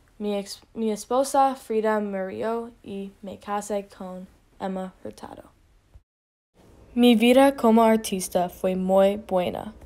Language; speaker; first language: Spanish; non-native, learner; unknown